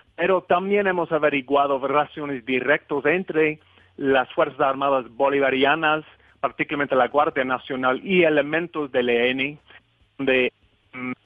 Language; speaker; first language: Spanish; non-native, fluent; English